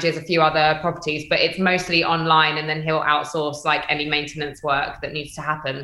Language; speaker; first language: English; native; English